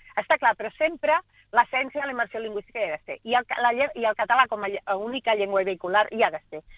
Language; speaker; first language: Catalan; native; Catalan